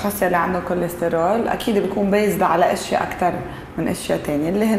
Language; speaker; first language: Arabic; native; Arabic